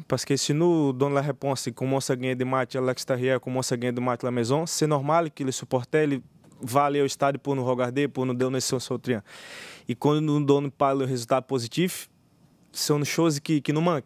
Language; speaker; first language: French; non-native, learner; Portuguese